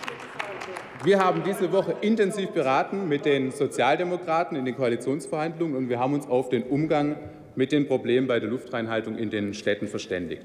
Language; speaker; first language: German; native; German